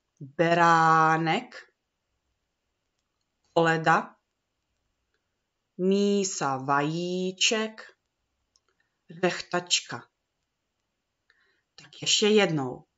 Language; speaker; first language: Czech; early bilingual, heritage; Czech